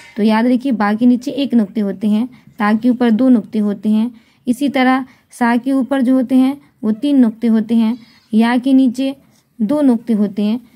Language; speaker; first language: Hindi; native; Hindi